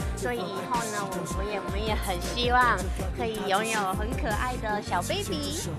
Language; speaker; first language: Chinese; non-native, fluent; Japanese